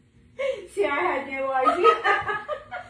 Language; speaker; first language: English; native; English